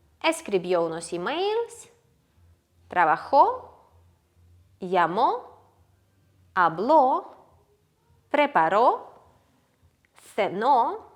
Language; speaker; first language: Spanish; non-native, fluent; Ukrainian